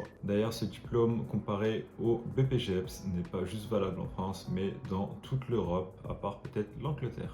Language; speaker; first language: French; native; French